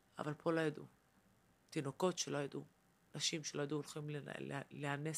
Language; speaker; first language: Hebrew; non-native, local second language; Arabic